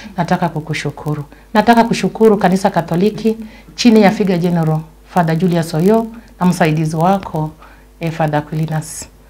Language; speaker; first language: Swahili; non-native, local second language; Luyia